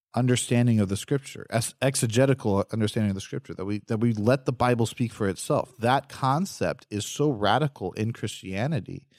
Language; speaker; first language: English; native; English